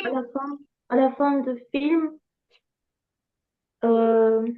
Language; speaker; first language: French; non-native, learner; Ukrainian